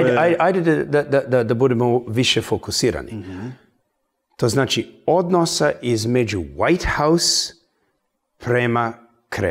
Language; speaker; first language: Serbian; early bilingual, heritage; English